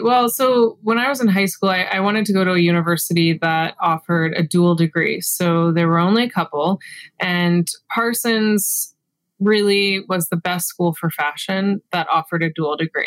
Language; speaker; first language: English; native; English